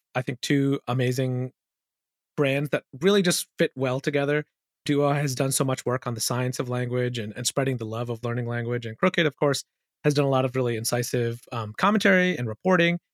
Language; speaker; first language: English; early bilingual, other home language; Urdu